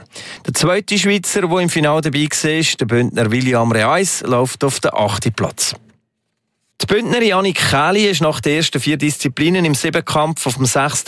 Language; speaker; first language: German; native; German